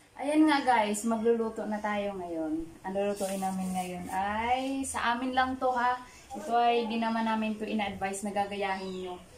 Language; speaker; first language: Filipino; non-native, local second language; Cebuano